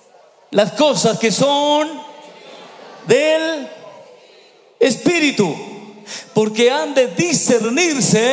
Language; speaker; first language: Spanish; native; Spanish